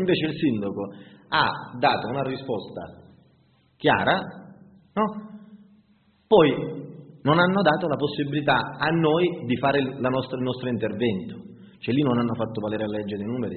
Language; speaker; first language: Italian; native; Italian